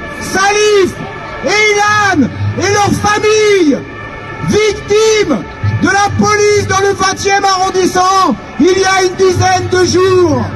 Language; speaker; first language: French; native; French